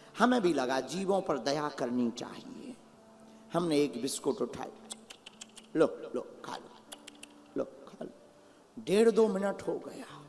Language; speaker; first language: Hindi; native; Hindi